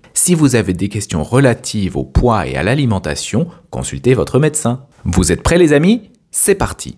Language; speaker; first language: French; native; French